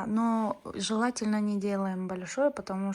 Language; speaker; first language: Russian; non-native, local second language; Tajik